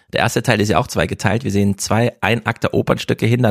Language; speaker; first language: German; native; German